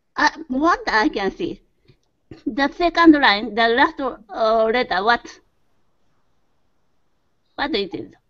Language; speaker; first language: English; non-native, learner; Japanese